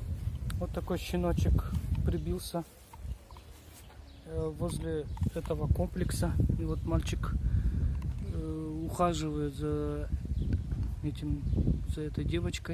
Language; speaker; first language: Russian; non-native, local second language; Kyrgyz